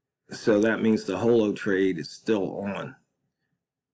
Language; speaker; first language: English; native; English